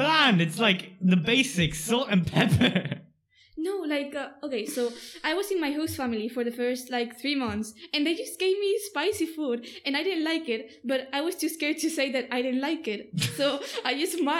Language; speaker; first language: English; non-native, fluent; Spanish